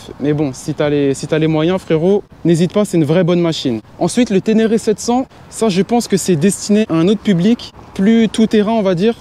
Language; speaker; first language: French; native; French